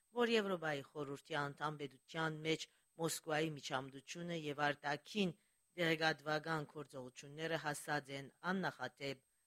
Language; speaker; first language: Armenian; early bilingual, heritage; Armenian